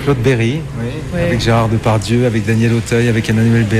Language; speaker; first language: French; native; French